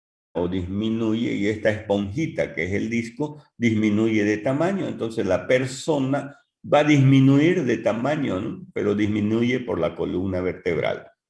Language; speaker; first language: Spanish; native; Spanish